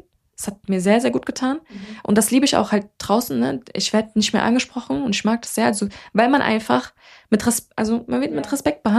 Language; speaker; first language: German; early bilingual, other home language; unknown